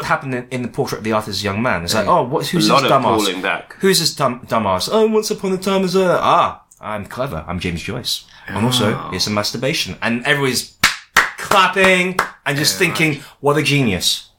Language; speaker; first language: English; native; English